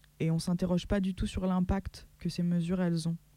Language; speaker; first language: French; native; French